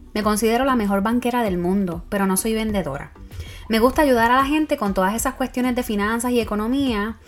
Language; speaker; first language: Spanish; native; Spanish